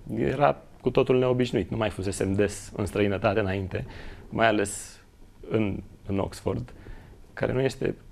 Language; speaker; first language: Romanian; native; Romanian